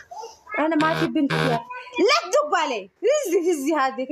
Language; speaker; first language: Arabic; non-native, learner; Oromo